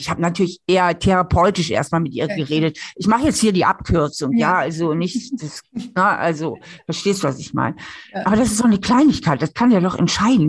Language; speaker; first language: German; native; German